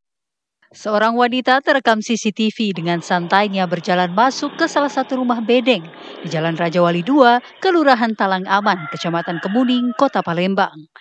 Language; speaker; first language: Indonesian; native; Indonesian